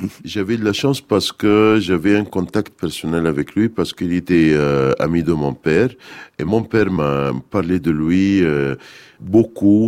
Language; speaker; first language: French; non-native, fluent; Arabic